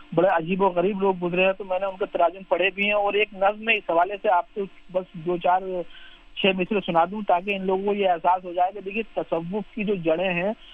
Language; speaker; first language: Urdu; native; Urdu